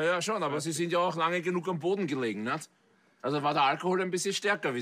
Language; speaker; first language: German; native; German